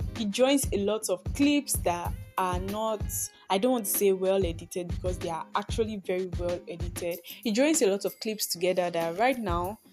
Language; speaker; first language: English; non-native, local second language; Yoruba